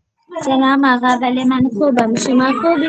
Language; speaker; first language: Persian; non-native, learner; Urdu